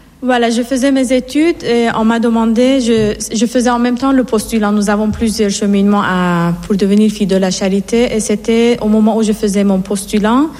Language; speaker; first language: French; non-native, fluent; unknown